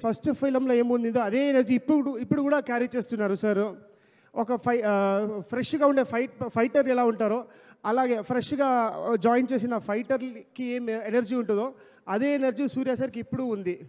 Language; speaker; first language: Telugu; non-native, learner; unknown